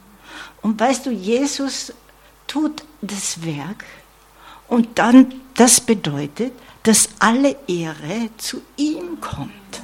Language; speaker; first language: German; non-native, fluent; English